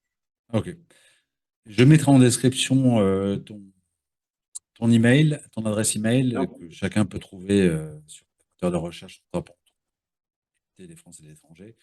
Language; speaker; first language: French; native; French